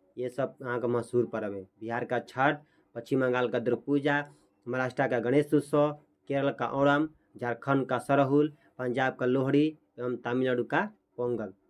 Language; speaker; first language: Hindi; native; Hindi